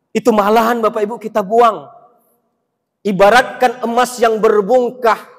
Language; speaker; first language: Indonesian; non-native, local second language; Minangkabau